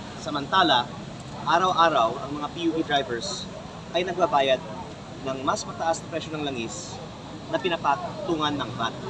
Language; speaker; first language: Filipino; native; Filipino